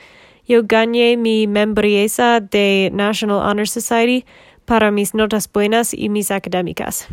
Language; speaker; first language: Spanish; non-native, learner; English